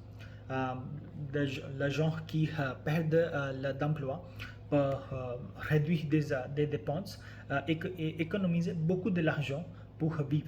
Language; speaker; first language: French; non-native, learner; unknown